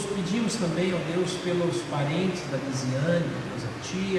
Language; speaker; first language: Portuguese; native; Portuguese